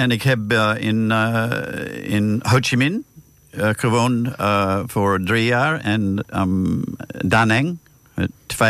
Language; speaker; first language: Dutch; non-native, learner; English